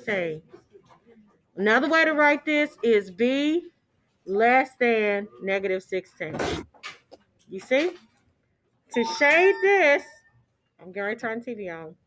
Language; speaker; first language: English; native; English